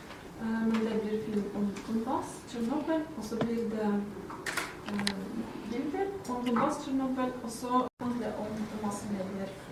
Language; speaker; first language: Norwegian; non-native, fluent; Ukrainian